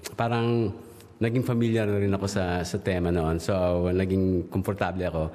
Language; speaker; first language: English; non-native, local second language; Filipino